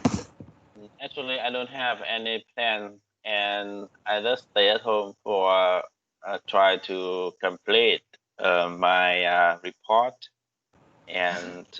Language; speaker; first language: English; non-native, learner; Vietnamese